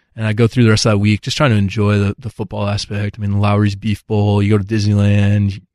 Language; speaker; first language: English; native; English